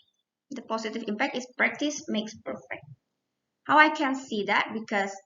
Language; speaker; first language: English; non-native, learner; Indonesian